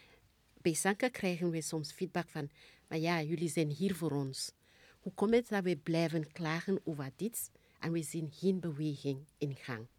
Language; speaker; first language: Dutch; non-native, fluent; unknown